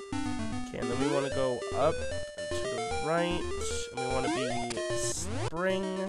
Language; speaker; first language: English; native; English